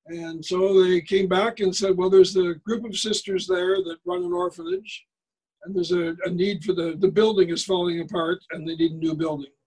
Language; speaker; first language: English; native; English